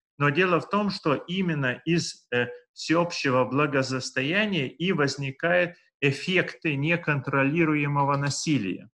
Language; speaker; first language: Russian; non-native, local second language; Lithuanian